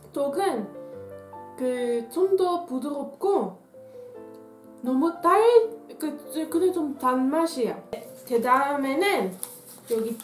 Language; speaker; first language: Korean; non-native, learner; Dutch